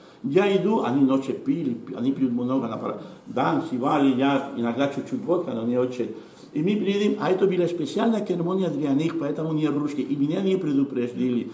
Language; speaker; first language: Russian; non-native, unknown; Spanish